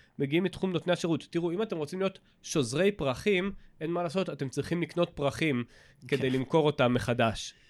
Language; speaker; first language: Hebrew; native; Hebrew